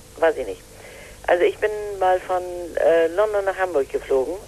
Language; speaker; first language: German; native; German